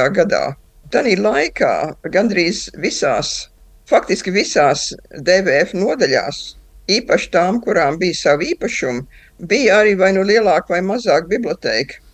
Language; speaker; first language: Latvian; early bilingual, heritage; Latvian